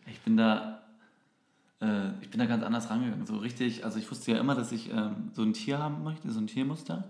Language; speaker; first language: German; early bilingual, other home language; Turkish